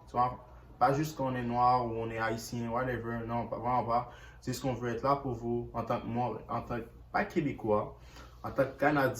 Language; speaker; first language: French; early bilingual, other home language; Haitian Creole